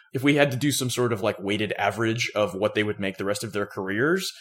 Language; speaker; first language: English; native; English